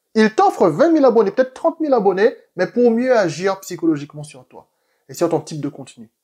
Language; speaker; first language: French; native; French